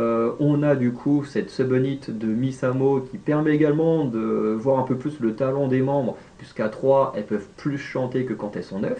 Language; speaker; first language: French; native; French